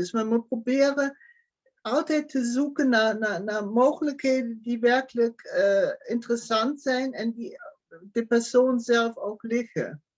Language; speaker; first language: Dutch; non-native, fluent; German